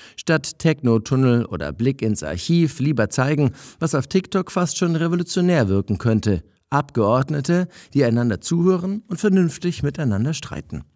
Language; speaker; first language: German; native; German